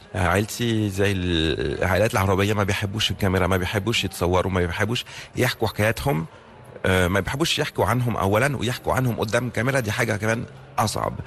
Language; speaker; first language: Arabic; early bilingual, heritage; Arabic